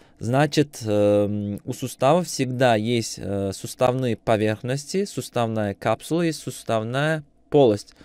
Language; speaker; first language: Russian; non-native, local second language; Uzbek